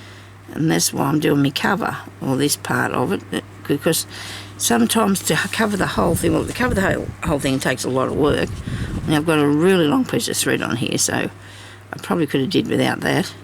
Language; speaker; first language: English; native; English